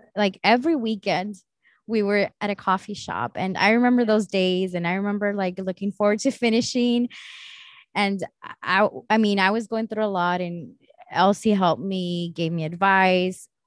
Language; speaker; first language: English; early bilingual, other home language; Spanish